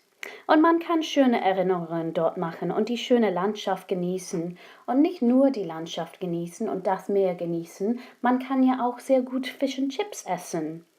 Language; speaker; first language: German; non-native, fluent; English